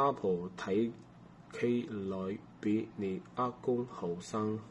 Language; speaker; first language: Cantonese; non-native, learner; Chinese